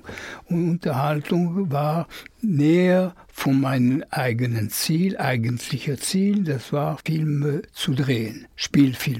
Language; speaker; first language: German; non-native, fluent; French